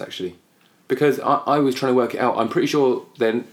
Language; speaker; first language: English; native; English